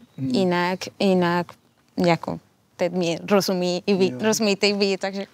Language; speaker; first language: Czech; non-native, fluent; Spanish